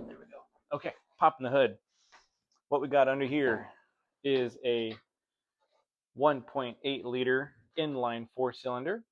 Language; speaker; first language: English; native; English